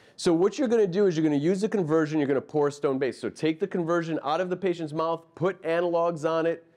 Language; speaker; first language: English; native; English